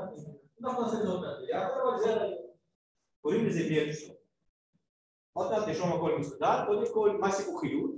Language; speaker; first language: Hebrew; non-native, fluent; Russian